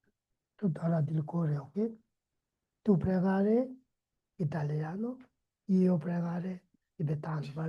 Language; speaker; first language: Italian; non-native, learner; Tibetan